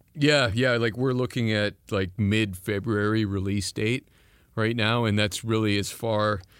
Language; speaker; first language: English; non-native, fluent; French